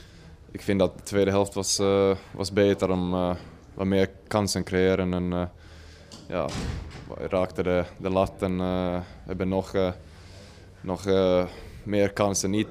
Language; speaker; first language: Dutch; non-native, fluent; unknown